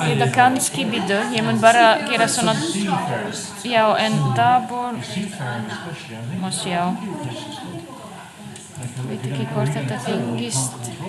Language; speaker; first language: Icelandic; non-native, fluent; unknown